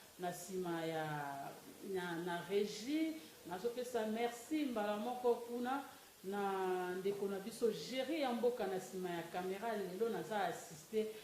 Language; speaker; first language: Lingala; native; Lingala